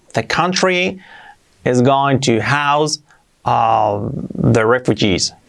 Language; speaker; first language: English; non-native, fluent; Spanish